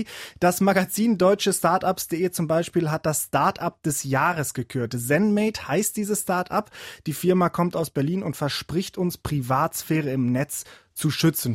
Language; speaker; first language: German; native; German